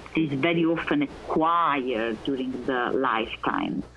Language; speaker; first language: English; non-native, fluent; Italian